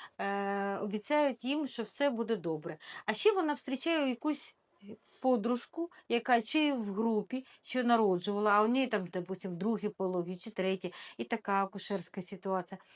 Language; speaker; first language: Ukrainian; non-native, local second language; Russian